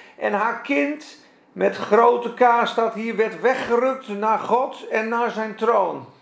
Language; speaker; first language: Dutch; non-native, fluent; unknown